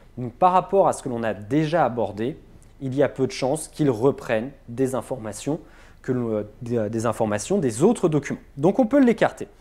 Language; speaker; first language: French; native; French